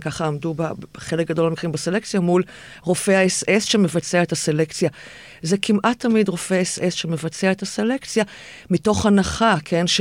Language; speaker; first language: Hebrew; native; Hebrew